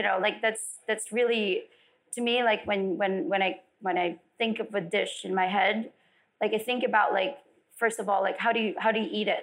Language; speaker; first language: English; non-native, local second language; Filipino